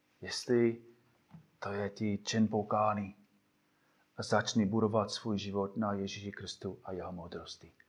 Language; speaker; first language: Czech; non-native, fluent; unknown